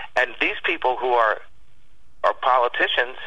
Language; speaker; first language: English; early bilingual, other home language; Spanish